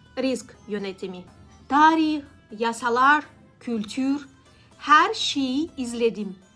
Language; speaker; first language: Turkish; non-native, learner; Russian